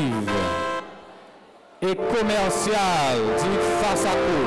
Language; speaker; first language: French; non-native, local second language; Haitian Creole